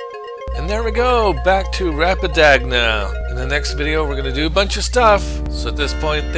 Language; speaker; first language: English; native; English